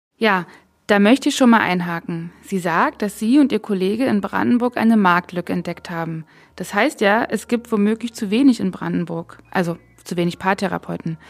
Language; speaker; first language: German; native; German